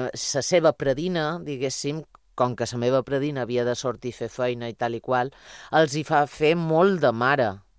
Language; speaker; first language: Catalan; native; Catalan